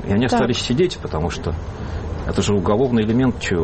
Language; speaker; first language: Russian; native; Russian